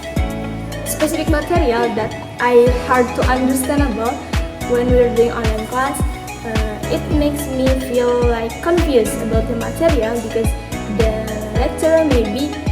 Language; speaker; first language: English; non-native, learner; Indonesian